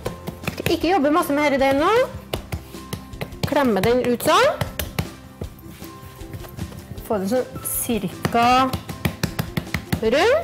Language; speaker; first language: Norwegian; native; Norwegian